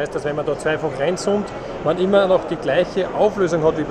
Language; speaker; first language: German; native; German